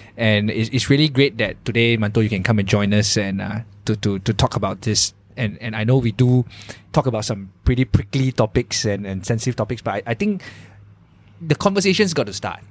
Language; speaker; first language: English; non-native, local second language; Chinese